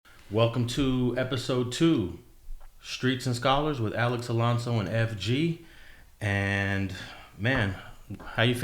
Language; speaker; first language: English; native; English